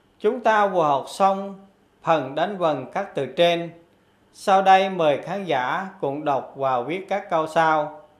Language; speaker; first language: Vietnamese; non-native, local second language; Khmer